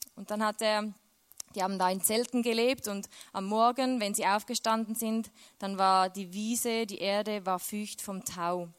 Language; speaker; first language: German; native; German